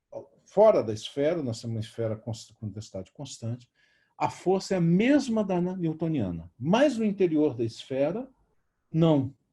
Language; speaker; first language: Portuguese; native; Portuguese